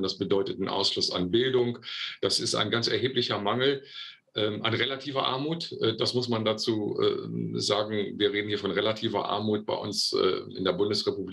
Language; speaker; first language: German; native; German